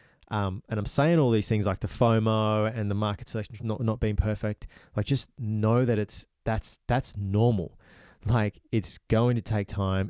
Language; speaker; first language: English; native; English